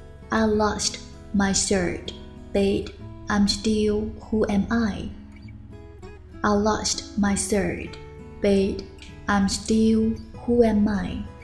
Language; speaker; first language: English; non-native, fluent; Chinese